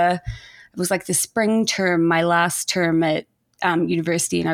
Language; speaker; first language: English; native; English